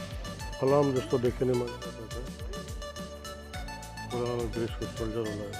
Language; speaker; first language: Nepali; native; Nepali